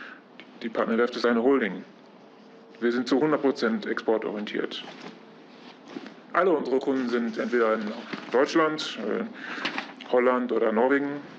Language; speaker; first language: German; non-native, fluent; Polish